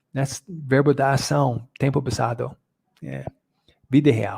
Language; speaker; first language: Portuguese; non-native, fluent; English